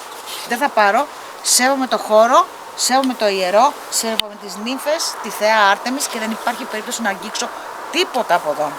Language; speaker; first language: Greek; native; Greek